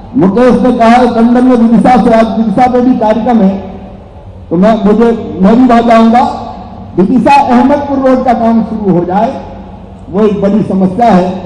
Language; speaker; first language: Hindi; native; Hindi